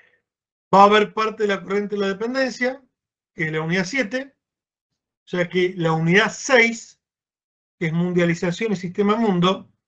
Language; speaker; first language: Spanish; native; Spanish